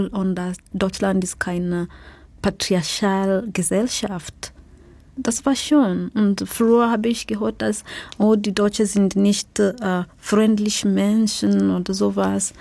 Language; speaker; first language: German; non-native, fluent; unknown